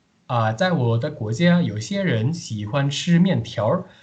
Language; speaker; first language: Chinese; non-native, fluent; Indonesian